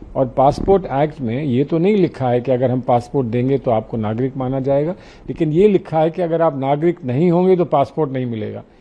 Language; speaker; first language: Hindi; native; Hindi